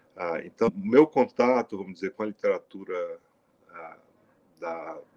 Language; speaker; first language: Portuguese; native; Portuguese